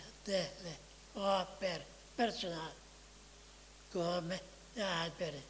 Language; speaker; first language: Italian; non-native, fluent; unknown